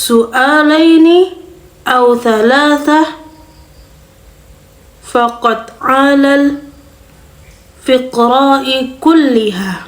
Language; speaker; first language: Arabic; non-native, fluent; Indonesian